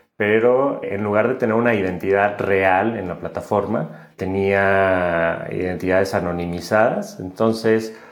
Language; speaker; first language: Spanish; native; Spanish